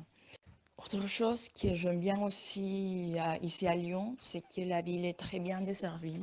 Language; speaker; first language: French; non-native, fluent; Spanish